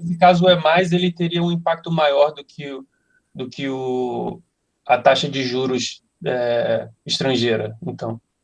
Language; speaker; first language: Portuguese; native; Portuguese